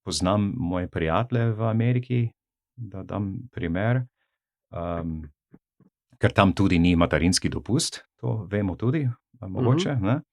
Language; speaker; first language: Slovenian; non-native, fluent; English